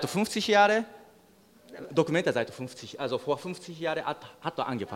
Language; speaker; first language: German; non-native, learner; Japanese